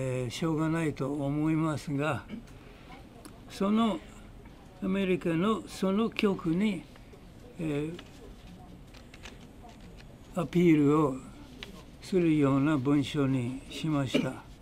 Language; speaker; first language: Japanese; non-native, fluent; English